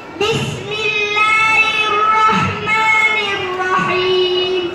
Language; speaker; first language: Arabic; non-native, learner; Oromo